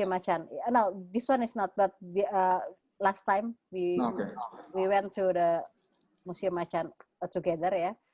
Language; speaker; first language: English; non-native, fluent; Indonesian